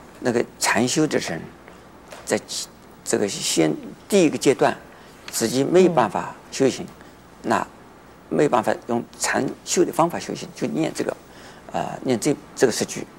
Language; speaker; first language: Chinese; native; Chinese